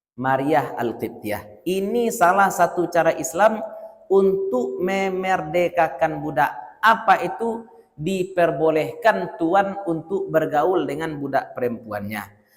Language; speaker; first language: Malay; non-native, local second language; Minangkabau